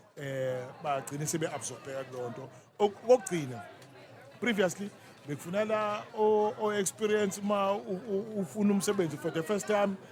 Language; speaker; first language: Zulu; native; Zulu